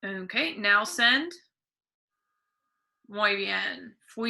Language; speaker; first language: Spanish; non-native, fluent; English